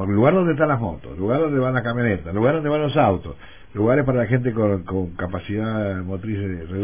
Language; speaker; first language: Spanish; native; Spanish